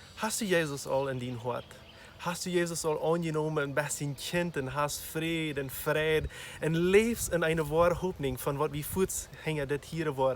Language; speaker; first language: German; non-native, learner; Plautdietsch